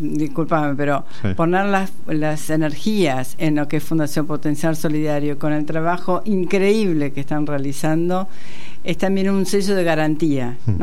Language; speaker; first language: Spanish; native; Spanish